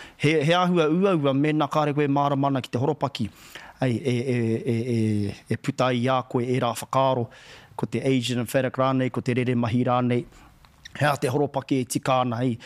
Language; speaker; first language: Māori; non-native, local second language; English